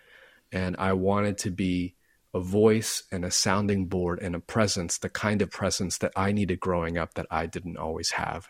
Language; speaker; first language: English; native; English